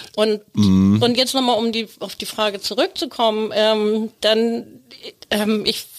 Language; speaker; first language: German; native; German